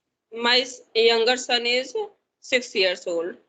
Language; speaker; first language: English; non-native, learner; Hindi